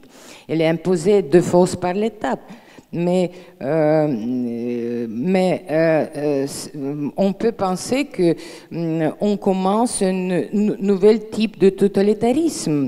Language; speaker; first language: French; non-native, fluent; Russian